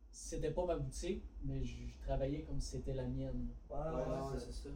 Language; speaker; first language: French; native; French